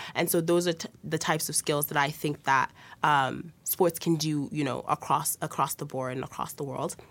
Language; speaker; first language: English; early bilingual, other home language; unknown